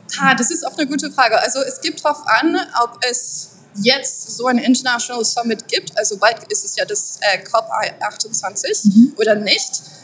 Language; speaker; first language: German; non-native, fluent; French